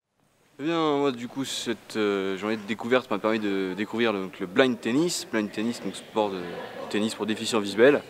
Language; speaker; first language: French; native; French